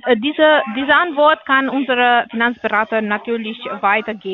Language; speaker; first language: German; non-native, learner; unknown